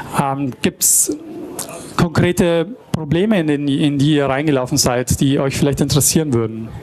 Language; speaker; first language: German; native; German